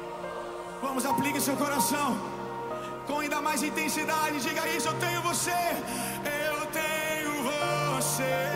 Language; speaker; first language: Portuguese; native; Portuguese